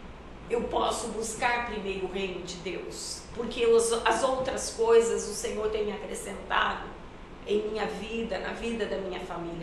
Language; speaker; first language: Portuguese; native; Portuguese